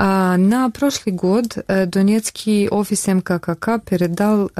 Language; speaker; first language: Russian; non-native, learner; Bosnian